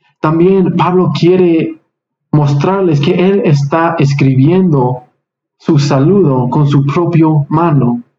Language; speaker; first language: Spanish; non-native, fluent; English